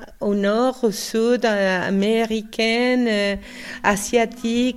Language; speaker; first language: French; non-native, learner; Spanish